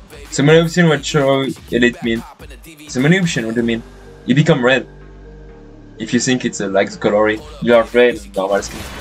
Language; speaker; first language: English; non-native, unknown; French